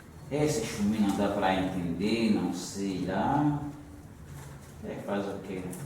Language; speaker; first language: Portuguese; non-native, fluent; Haitian Creole